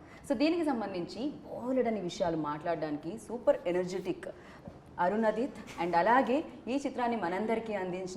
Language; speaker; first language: Telugu; native; Telugu